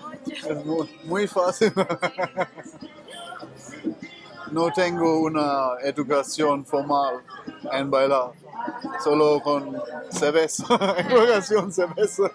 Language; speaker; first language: Spanish; non-native, learner; German